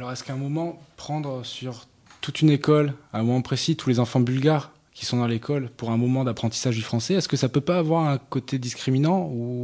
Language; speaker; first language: French; native; French